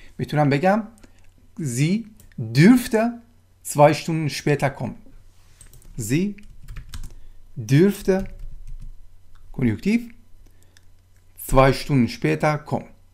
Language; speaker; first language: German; non-native, fluent; Persian